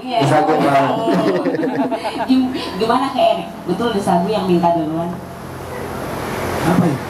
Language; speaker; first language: Indonesian; native; Indonesian